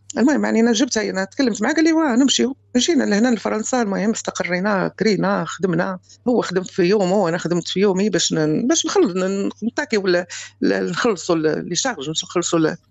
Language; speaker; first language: Arabic; native; Arabic